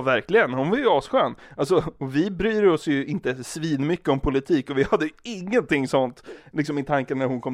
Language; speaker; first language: Swedish; native; Swedish